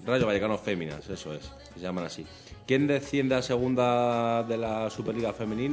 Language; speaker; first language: Spanish; native; Spanish